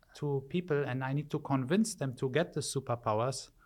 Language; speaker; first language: English; early bilingual, other home language; German